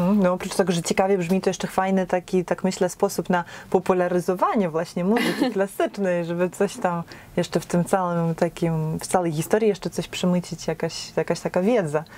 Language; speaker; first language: Polish; native; Polish